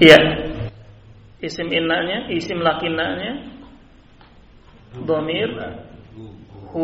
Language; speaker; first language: Arabic; non-native, fluent; Indonesian